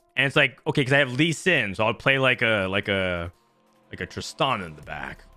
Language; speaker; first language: English; native; English